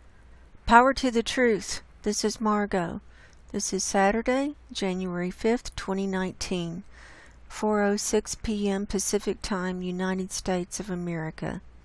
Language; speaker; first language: English; native; English